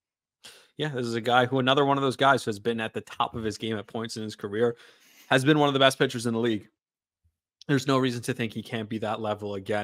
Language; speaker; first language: English; native; English